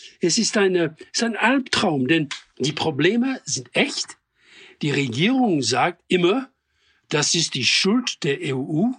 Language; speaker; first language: German; non-native, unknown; English